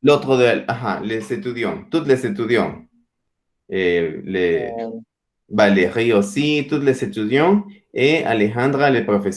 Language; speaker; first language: French; non-native, fluent; Spanish